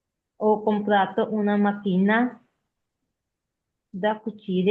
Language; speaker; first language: Italian; non-native, learner; Punjabi